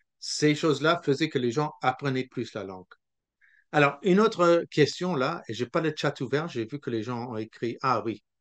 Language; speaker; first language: French; non-native, local second language; English